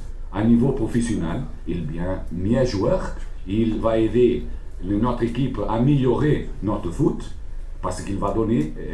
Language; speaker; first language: French; non-native, learner; Portuguese